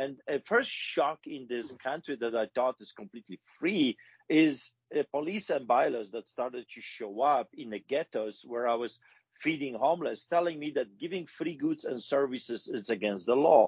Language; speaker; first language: English; non-native, fluent; Polish